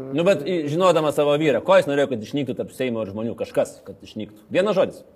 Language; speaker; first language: Lithuanian; native; Lithuanian